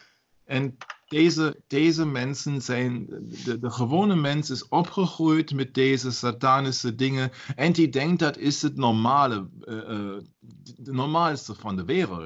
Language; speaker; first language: Dutch; non-native, learner; German